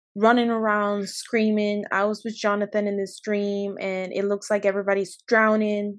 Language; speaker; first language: English; early bilingual, other home language; Spanish